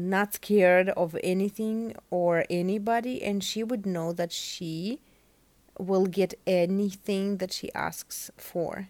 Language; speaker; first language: English; non-native, fluent; Russian